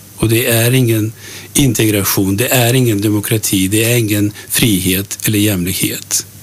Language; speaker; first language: Swedish; early bilingual, other home language; Turkish